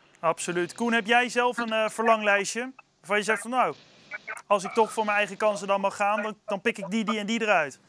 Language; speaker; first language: Dutch; native; Dutch